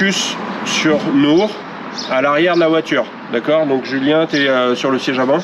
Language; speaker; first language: French; native; French